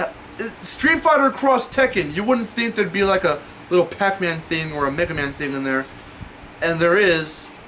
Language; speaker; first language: English; native; English